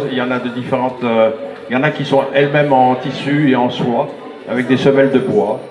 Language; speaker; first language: French; native; French